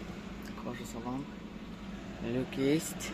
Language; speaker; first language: Russian; non-native, local second language; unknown